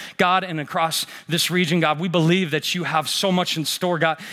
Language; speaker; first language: English; native; English